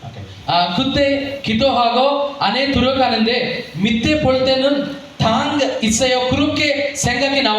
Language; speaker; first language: Korean; non-native, learner; Telugu